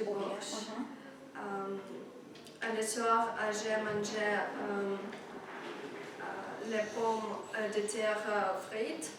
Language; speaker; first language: French; non-native, learner; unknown